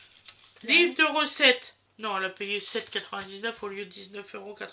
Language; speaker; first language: French; native; French